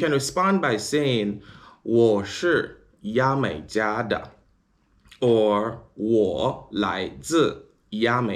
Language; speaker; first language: Chinese; non-native, learner; English